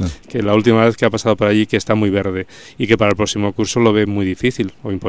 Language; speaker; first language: Spanish; native; Spanish